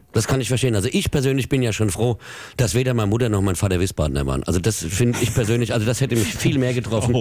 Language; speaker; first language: German; native; German